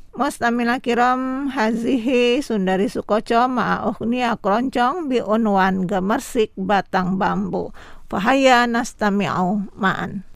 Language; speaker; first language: Arabic; non-native, fluent; Indonesian